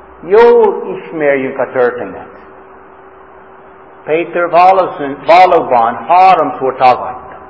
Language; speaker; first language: Hungarian; non-native, fluent; English